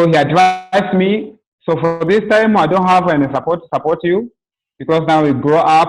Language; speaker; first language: English; non-native, local second language; Swahili